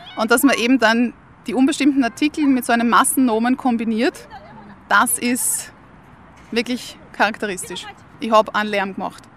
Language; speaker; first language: German; native; German